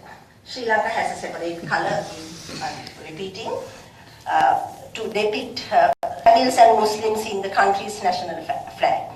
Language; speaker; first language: English; non-native, local second language; Sinhala